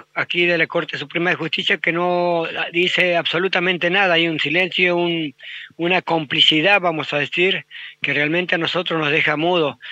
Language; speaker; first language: Spanish; native; Spanish